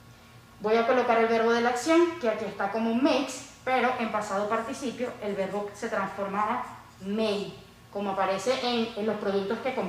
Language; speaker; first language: Spanish; native; Spanish